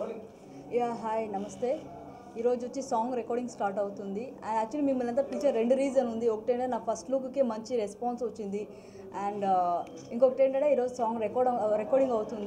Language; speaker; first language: Telugu; non-native, fluent; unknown